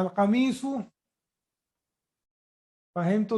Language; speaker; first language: Arabic; non-native, fluent; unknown